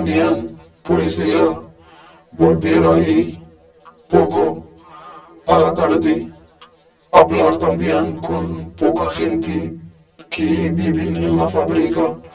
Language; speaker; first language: Spanish; non-native, learner; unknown